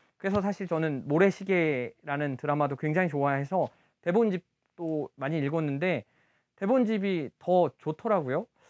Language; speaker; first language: Korean; native; Korean